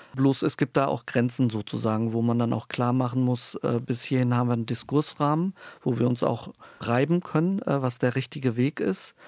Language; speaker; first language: German; early bilingual, other home language; Turkish